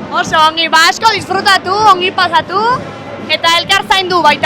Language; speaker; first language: Basque; native; Basque